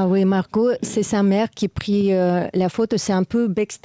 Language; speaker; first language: French; non-native, fluent; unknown